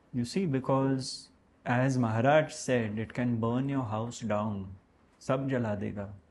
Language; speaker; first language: Hindi; non-native, learner; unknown